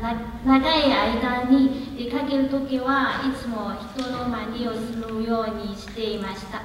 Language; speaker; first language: Japanese; non-native, learner; Chinese